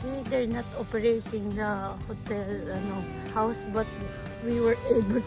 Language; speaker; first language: English; non-native, learner; Japanese